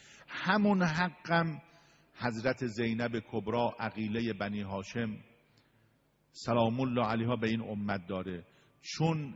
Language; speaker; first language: Persian; native; Persian